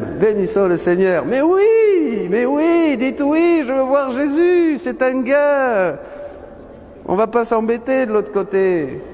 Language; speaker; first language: French; native; French